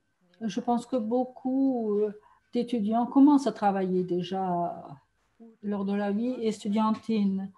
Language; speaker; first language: French; non-native, fluent; German